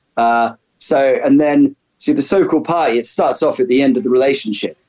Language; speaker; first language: English; native; English